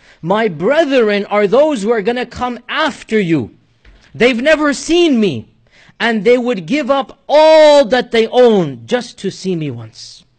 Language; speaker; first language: English; native; English